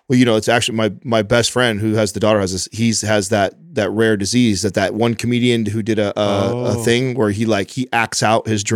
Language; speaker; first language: English; native; English